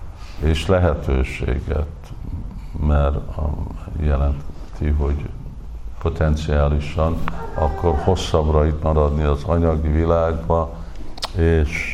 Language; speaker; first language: Hungarian; early bilingual, heritage; English